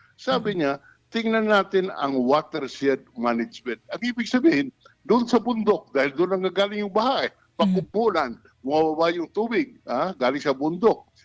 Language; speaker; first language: Filipino; non-native, local second language; Hiligaynon